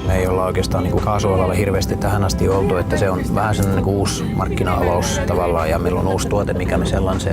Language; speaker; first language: Finnish; native; Finnish